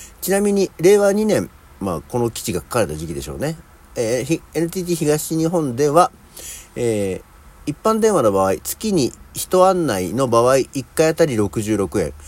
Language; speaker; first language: Japanese; native; Japanese